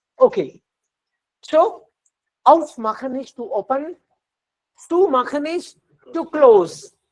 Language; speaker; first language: German; non-native, fluent; Hindi